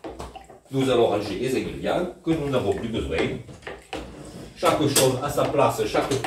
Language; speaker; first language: French; native; French